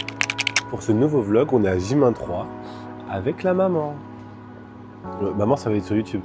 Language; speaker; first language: French; native; French